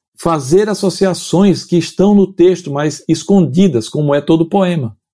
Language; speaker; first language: Portuguese; native; Portuguese